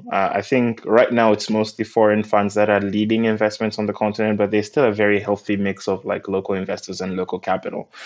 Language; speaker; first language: English; non-native, local second language; Nyanja